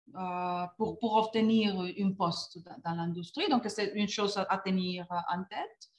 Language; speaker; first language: French; non-native, fluent; Spanish